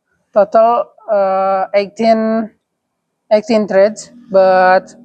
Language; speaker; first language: English; non-native, learner; Indonesian